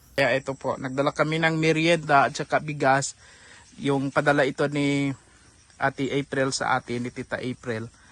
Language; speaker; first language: Filipino; native; Filipino